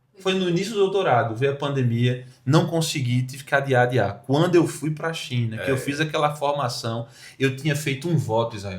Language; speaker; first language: Portuguese; native; Portuguese